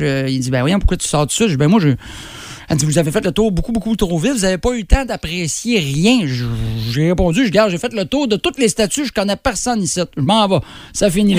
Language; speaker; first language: French; native; French